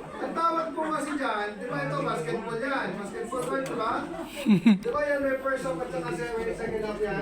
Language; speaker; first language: Filipino; native; Filipino